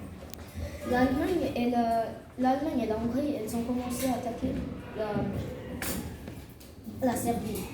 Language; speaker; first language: French; non-native, learner; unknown